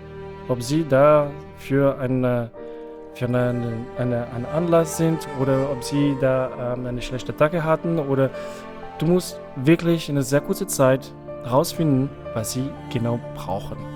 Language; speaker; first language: German; non-native, fluent; French